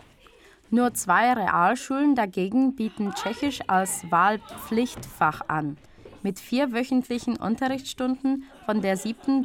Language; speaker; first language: German; native; German